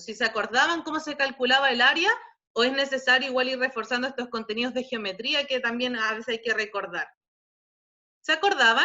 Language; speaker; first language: Spanish; native; Spanish